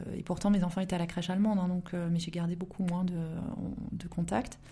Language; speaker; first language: French; native; French